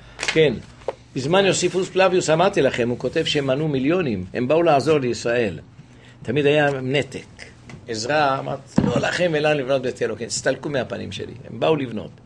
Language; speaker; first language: Hebrew; native; Hebrew